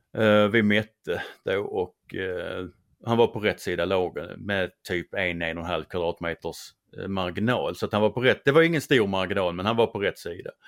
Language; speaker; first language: Swedish; native; Swedish